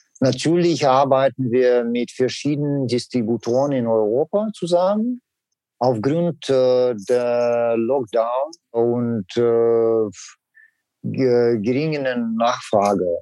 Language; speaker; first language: German; non-native, learner; Russian